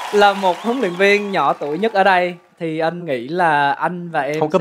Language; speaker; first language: Vietnamese; early bilingual, other home language; English